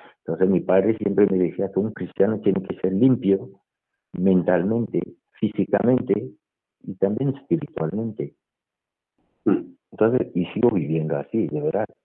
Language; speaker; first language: Spanish; non-native, fluent; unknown